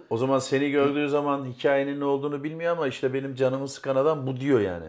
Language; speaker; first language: Turkish; native; Turkish